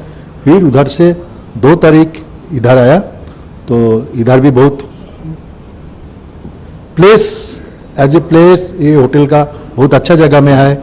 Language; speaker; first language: Hindi; non-native, local second language; Bangla